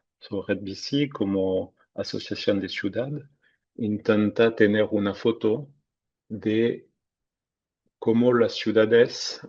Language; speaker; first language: Spanish; non-native, fluent; French